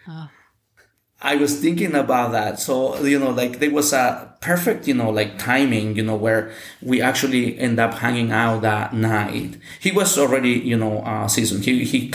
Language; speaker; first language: English; non-native, fluent; Spanish